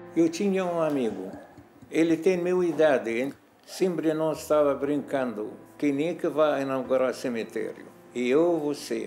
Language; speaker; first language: Portuguese; non-native, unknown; Arabic